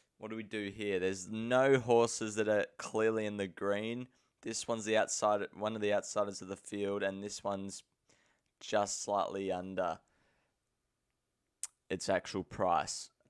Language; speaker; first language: English; native; English